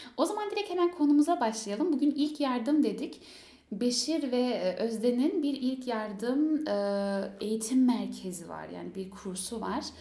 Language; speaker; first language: Turkish; early bilingual, heritage; Turkish